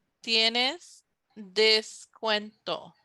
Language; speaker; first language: Spanish; non-native, fluent; English